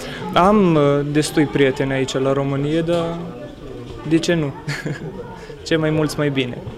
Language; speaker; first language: Romanian; early bilingual, heritage; Romanian